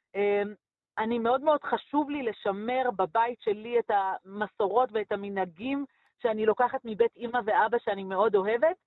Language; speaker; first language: Hebrew; native; Hebrew